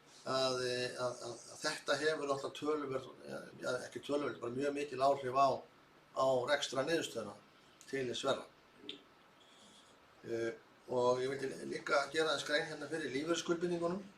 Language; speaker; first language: Icelandic; native; Icelandic